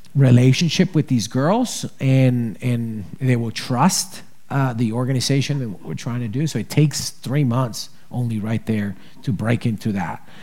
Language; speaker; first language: English; early bilingual, other home language; Spanish